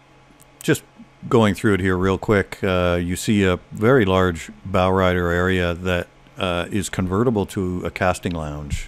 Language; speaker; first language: English; native; English